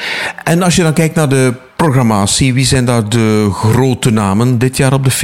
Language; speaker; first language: Dutch; native; Dutch